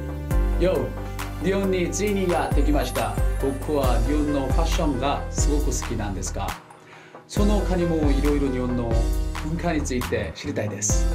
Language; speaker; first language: Japanese; non-native, learner; Korean